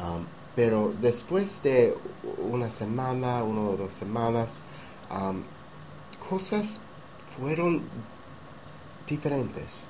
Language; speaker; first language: Spanish; non-native, learner; English